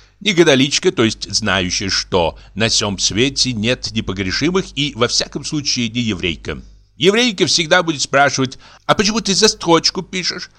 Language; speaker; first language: Russian; native; Russian